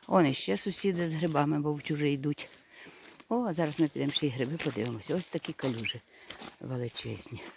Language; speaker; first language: Ukrainian; non-native, local second language; Russian